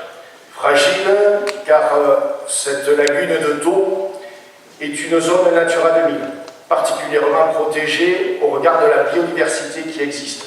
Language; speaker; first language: French; native; French